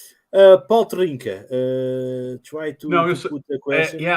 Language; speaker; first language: English; non-native, learner; Portuguese